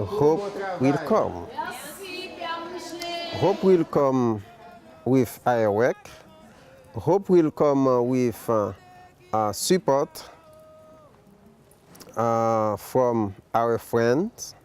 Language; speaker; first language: English; non-native, local second language; Haitian Creole